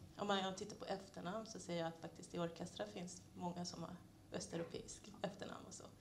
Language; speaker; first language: Swedish; non-native, fluent; Hungarian